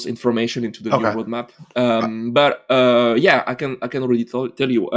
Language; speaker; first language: English; non-native, fluent; French